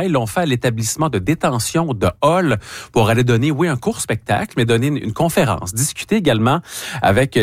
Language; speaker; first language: French; native; French